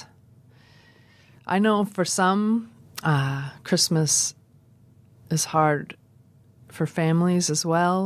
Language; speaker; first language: English; native; English